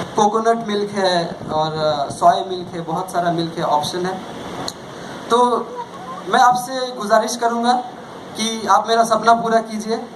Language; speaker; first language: Hindi; non-native, local second language; Bangla